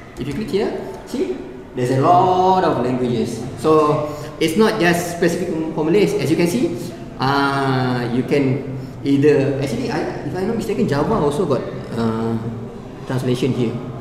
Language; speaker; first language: English; non-native, local second language; Malay